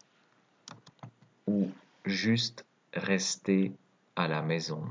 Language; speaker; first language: French; native; French